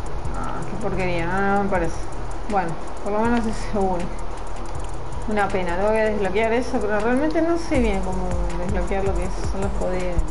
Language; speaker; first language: Spanish; native; Spanish